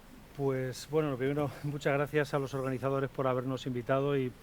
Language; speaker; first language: Spanish; native; Spanish